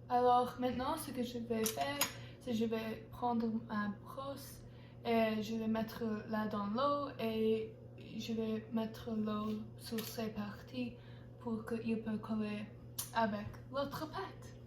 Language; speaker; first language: French; non-native, learner; English